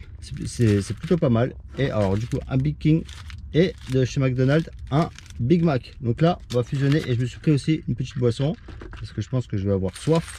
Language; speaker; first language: French; native; French